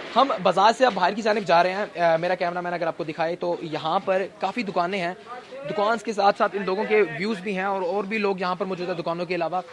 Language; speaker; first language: Urdu; non-native, local second language; Punjabi